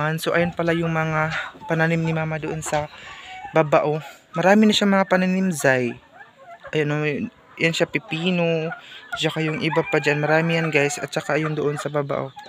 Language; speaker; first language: Filipino; non-native, local second language; Cebuano